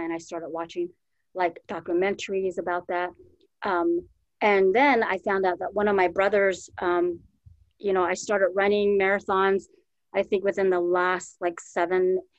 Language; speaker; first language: English; native; English